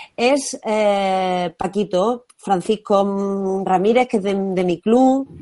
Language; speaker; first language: Spanish; native; Spanish